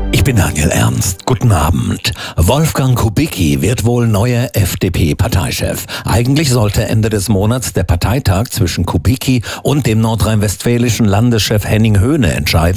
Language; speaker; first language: German; native; German